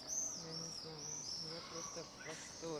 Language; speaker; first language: Russian; native; Russian